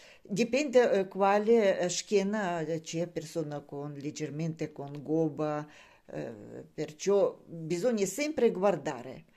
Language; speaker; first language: Italian; non-native, learner; Russian